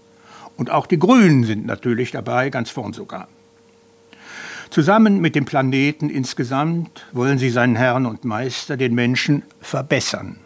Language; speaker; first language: German; native; German